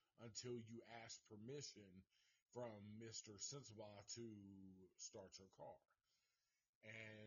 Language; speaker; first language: English; native; English